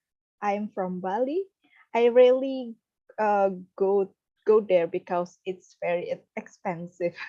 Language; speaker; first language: English; non-native, learner; Indonesian